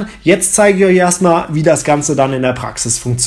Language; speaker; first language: German; native; German